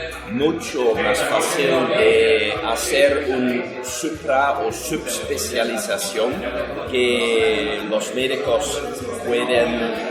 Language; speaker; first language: Spanish; non-native, fluent; Dutch